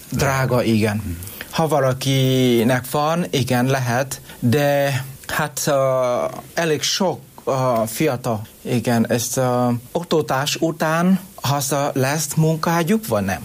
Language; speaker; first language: Hungarian; non-native, learner; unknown